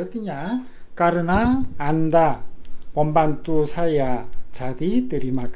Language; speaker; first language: Indonesian; non-native, learner; Korean